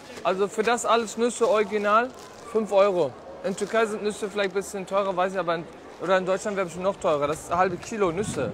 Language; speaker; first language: German; non-native, fluent; Turkish